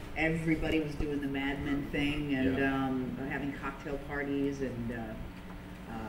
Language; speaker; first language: English; native; English